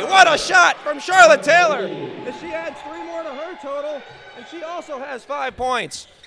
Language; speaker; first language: English; native; English